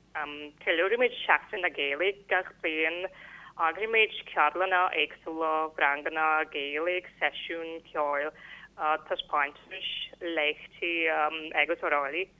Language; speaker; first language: Irish; non-native, fluent; Polish